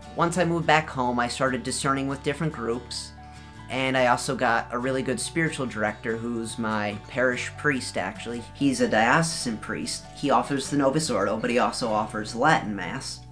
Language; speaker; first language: English; native; English